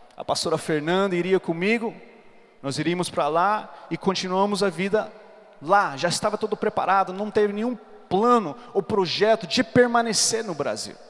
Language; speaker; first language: Portuguese; non-native, fluent; English